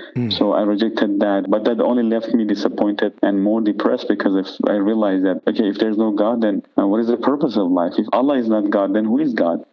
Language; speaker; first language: English; non-native, fluent; Persian